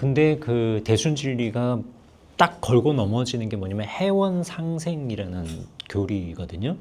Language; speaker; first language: Korean; native; Korean